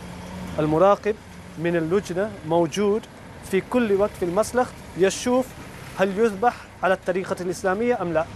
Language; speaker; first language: Arabic; non-native, learner; Urdu